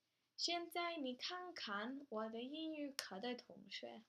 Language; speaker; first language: Chinese; non-native, learner; Spanish